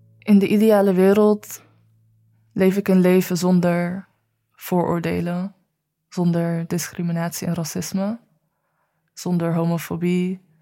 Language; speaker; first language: Dutch; early bilingual, other home language; Chinese